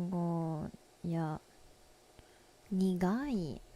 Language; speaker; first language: Japanese; non-native, learner; English